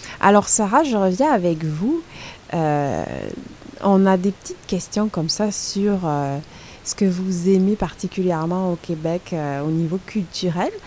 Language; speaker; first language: French; native; French